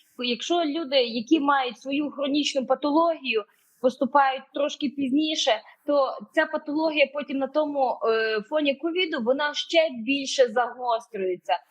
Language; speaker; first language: Ukrainian; native; Ukrainian